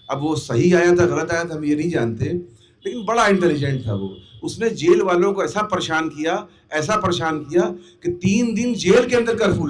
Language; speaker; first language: Hindi; native; Hindi